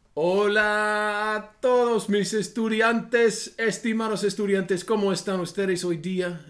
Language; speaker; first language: Spanish; non-native, fluent; English